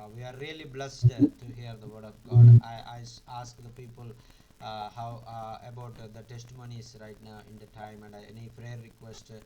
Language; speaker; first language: English; non-native, local second language; Telugu